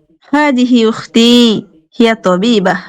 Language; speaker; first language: Arabic; non-native, learner; Bangla